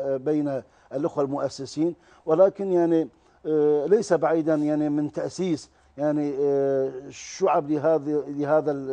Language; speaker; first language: Arabic; non-native, fluent; Turkish